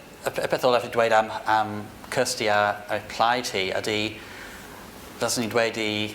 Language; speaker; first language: Welsh; non-native, fluent; English